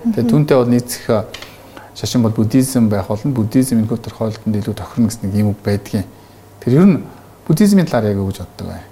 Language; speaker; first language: Mongolian; native; Mongolian